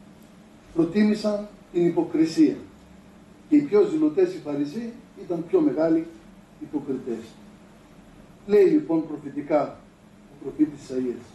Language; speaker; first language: Greek; native; Greek